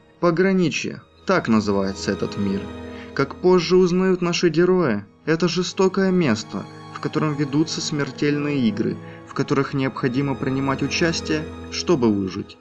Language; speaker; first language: Russian; native; Russian